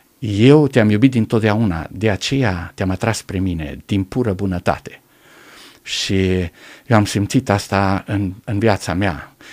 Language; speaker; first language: Romanian; non-native, local second language; German